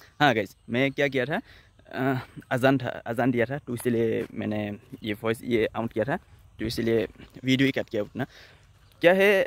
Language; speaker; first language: Hindi; non-native, local second language; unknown